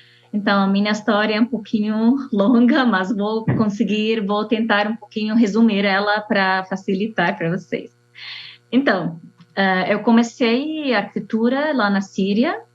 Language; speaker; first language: Portuguese; non-native, fluent; Arabic